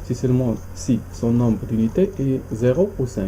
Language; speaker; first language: French; non-native, local second language; Arabic